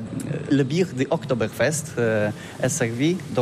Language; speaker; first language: French; non-native, learner; Polish